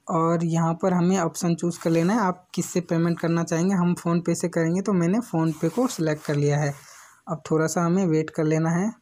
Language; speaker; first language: Hindi; native; Hindi